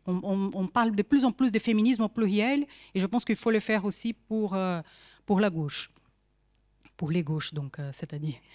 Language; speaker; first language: French; non-native, fluent; Portuguese